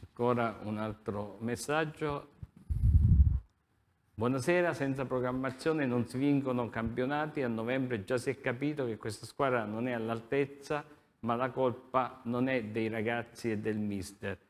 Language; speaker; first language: Italian; native; Italian